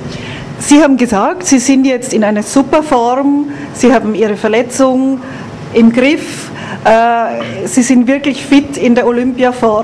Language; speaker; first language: German; native; German